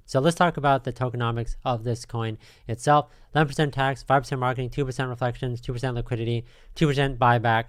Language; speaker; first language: English; native; English